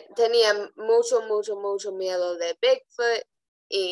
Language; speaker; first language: Spanish; non-native, learner; English